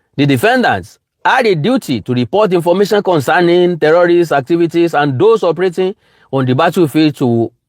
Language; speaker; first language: English; non-native, local second language; Yoruba